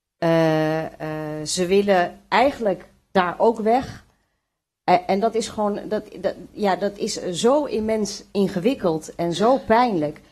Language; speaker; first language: Dutch; early bilingual, other home language; Kurdish